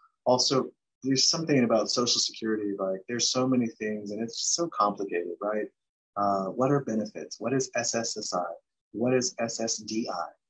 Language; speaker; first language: English; early bilingual, other home language; Spanish